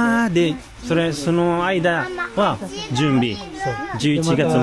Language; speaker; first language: Japanese; non-native, learner; Filipino